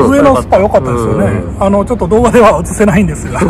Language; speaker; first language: Japanese; native; Japanese